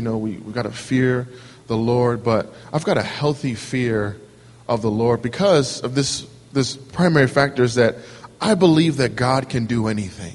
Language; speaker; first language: English; native; English